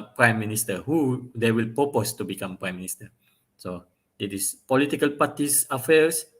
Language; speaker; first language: English; non-native, local second language; Malay